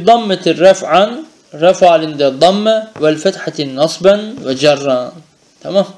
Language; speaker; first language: Arabic; non-native, fluent; Turkish